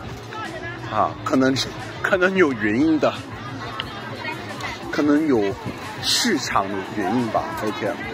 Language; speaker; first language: Chinese; non-native, learner; English